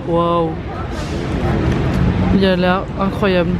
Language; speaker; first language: French; native; French